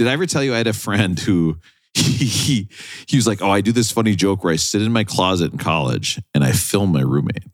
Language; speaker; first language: English; native; English